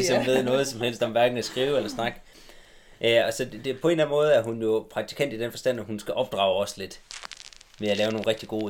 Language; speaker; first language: Danish; native; Danish